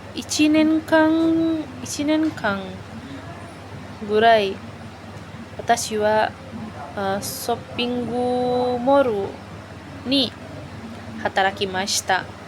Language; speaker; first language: Japanese; non-native, learner; Indonesian